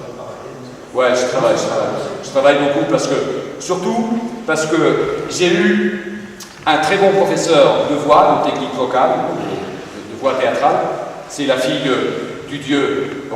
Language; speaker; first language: French; non-native, fluent; Spanish